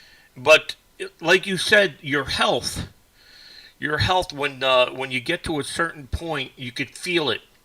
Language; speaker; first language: English; native; English